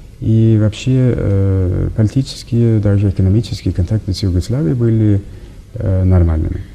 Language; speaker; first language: Russian; non-native, fluent; Norwegian